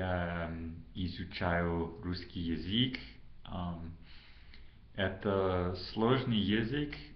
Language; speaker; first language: Russian; non-native, learner; English